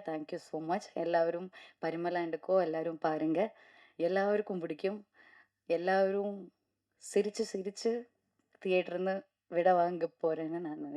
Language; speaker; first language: Tamil; non-native, learner; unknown